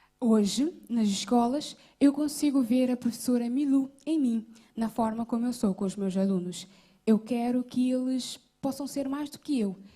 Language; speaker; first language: Portuguese; non-native, local second language; Kabuverdianu